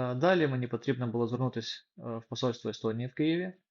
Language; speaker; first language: Ukrainian; non-native, local second language; Russian